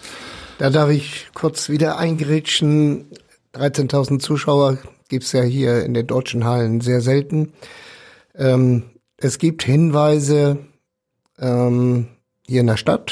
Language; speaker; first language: German; native; German